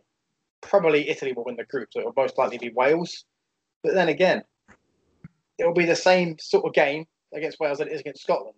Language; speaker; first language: English; native; English